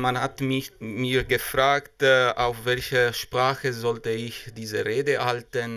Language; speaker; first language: German; non-native, fluent; Italian